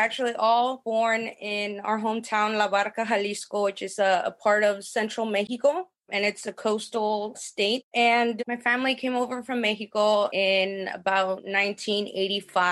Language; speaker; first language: English; early bilingual, other home language; Spanish